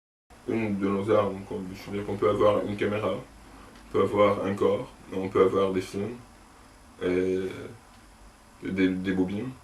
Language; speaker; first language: French; non-native, local second language; Arabic